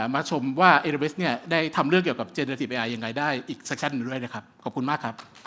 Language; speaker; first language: Thai; early bilingual, heritage; Thai